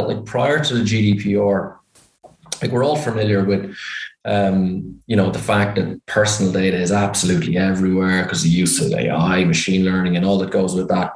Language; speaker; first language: English; native; English